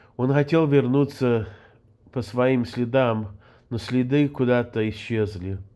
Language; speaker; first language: Russian; early bilingual, heritage; Russian